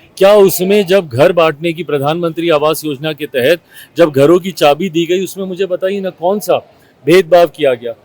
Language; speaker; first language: Hindi; native; Hindi